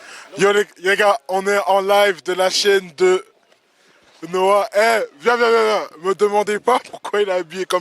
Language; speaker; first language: French; native; French